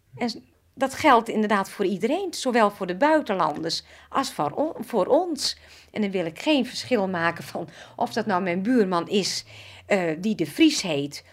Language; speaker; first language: Dutch; native; Dutch